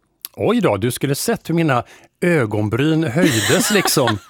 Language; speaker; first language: Swedish; native; Swedish